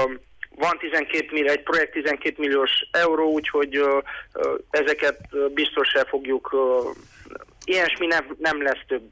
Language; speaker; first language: Hungarian; non-native, local second language; Romanian